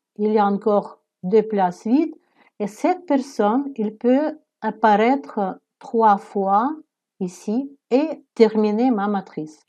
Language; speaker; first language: French; non-native, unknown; Ukrainian